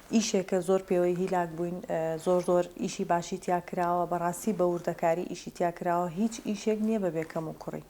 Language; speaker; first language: Central Kurdish; native; Central Kurdish